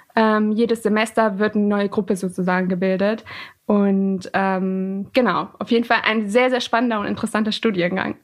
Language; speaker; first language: German; early bilingual, other home language; Persian